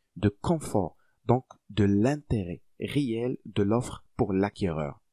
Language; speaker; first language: French; non-native, local second language; Arabic